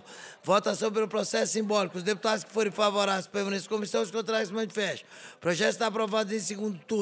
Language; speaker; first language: Portuguese; native; Portuguese